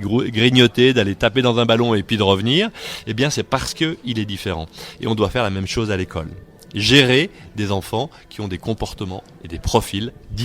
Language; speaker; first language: French; native; French